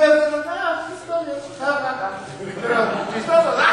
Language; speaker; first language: Spanish; non-native, learner; English